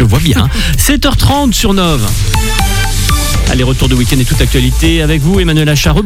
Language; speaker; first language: French; native; French